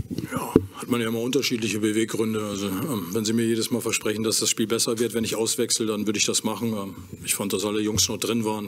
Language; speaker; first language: German; native; German